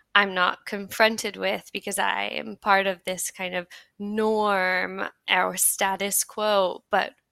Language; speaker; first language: English; native; English